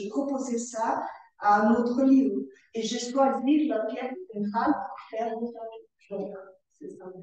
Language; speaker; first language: French; non-native, learner; Portuguese